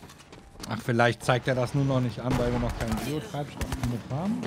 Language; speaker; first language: German; native; German